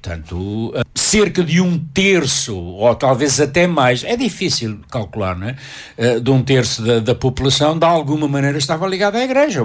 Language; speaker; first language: Portuguese; native; Portuguese